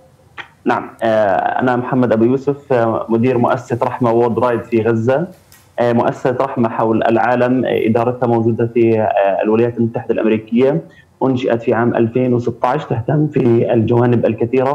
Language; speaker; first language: Arabic; native; Arabic